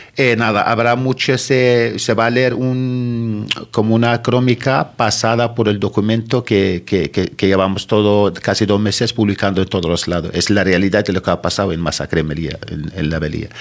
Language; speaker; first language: Spanish; non-native, fluent; Arabic